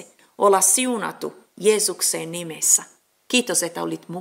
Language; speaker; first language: Finnish; non-native, learner; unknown